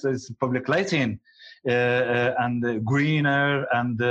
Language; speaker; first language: English; non-native, learner; Arabic